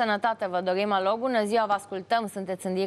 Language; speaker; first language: Romanian; native; Romanian